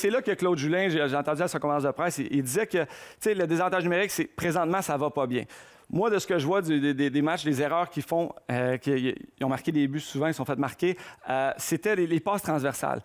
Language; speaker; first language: French; native; French